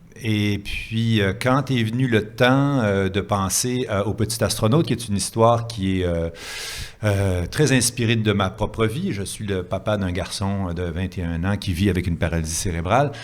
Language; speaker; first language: French; native; French